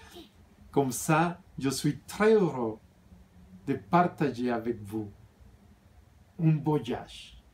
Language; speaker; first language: French; non-native, fluent; Spanish